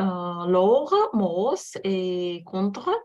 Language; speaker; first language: French; non-native, fluent; Russian